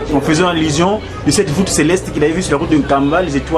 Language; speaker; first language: French; non-native, local second language; Kongo